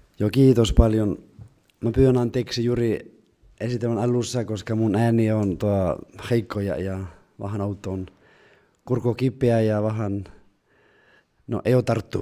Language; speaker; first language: Finnish; non-native, fluent; Spanish